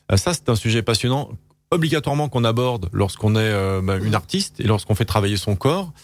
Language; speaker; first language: French; native; French